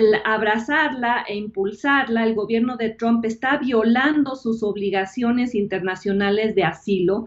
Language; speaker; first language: Spanish; native; Spanish